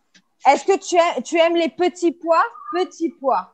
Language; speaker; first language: French; non-native, fluent; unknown